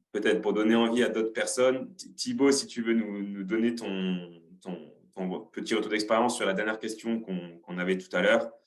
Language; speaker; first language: French; native; French